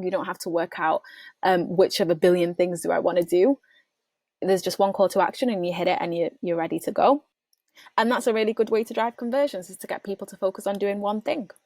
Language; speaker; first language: English; native; English